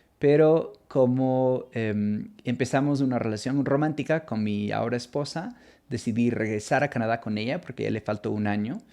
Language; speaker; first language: Spanish; non-native, fluent; English